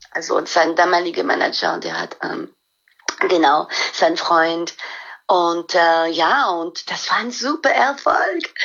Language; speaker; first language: German; non-native, fluent; French